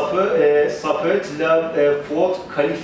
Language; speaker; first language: French; non-native, fluent; Turkish